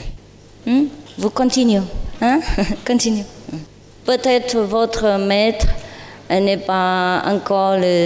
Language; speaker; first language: French; non-native, learner; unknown